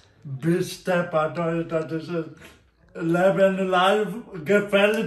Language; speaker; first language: German; non-native, learner; Polish